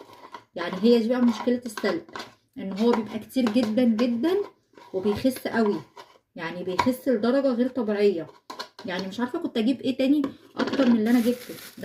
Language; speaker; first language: Arabic; native; Arabic